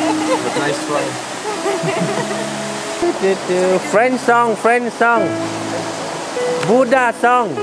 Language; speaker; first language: English; non-native, learner; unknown